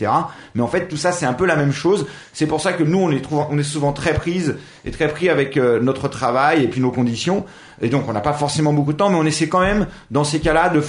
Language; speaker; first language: French; native; French